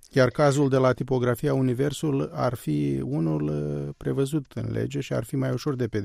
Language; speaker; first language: Romanian; native; Romanian